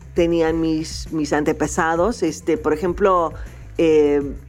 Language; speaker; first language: Spanish; non-native, fluent; English